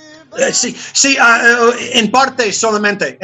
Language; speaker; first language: Spanish; non-native, learner; English